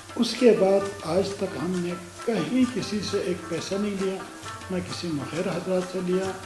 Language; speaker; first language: Urdu; non-native, local second language; Balti